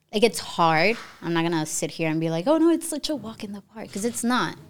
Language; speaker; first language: English; early bilingual, other home language; Spanish